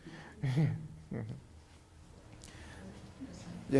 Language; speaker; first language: English; non-native, learner; Thai